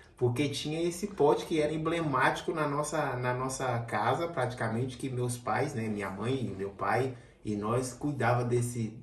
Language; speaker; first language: Portuguese; native; Portuguese